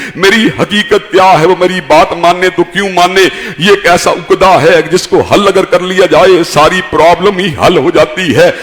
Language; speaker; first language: Urdu; non-native, local second language; Punjabi